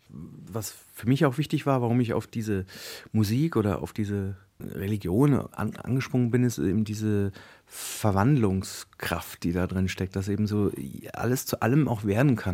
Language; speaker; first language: German; native; German